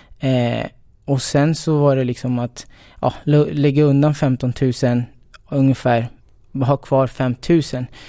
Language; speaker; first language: Swedish; early bilingual, other home language; Spanish